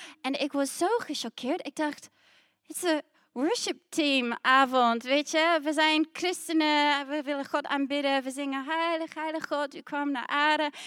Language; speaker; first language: Dutch; non-native, fluent; English